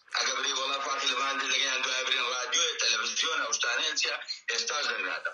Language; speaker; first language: Central Kurdish; native; Central Kurdish